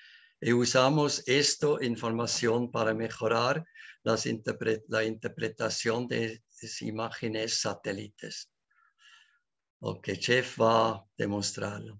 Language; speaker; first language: Spanish; non-native, learner; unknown